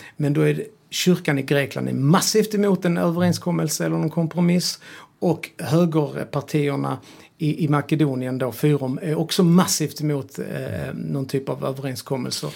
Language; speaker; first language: Swedish; early bilingual, other home language; Serbian